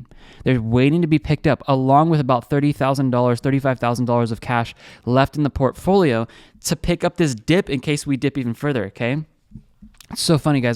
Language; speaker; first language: English; native; English